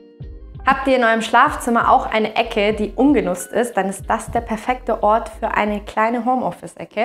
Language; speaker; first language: German; native; German